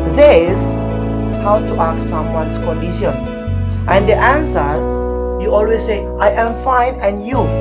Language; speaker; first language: English; non-native, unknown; Indonesian